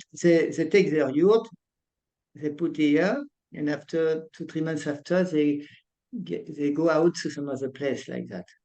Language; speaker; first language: English; non-native, fluent; French